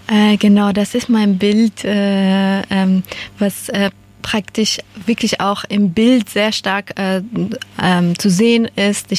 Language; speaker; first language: German; non-native, fluent; Persian